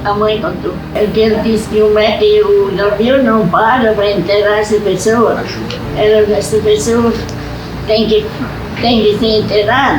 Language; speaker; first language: Portuguese; non-native, local second language; German